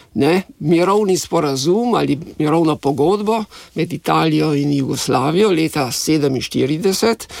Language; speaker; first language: Slovenian; native; Slovenian